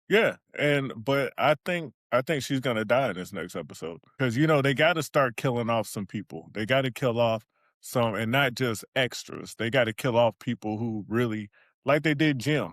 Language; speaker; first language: English; native; English